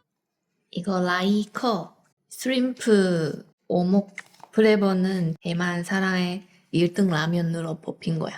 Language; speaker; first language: Korean; non-native, fluent; Chinese